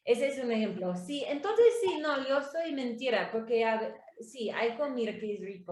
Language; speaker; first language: Spanish; non-native, learner; English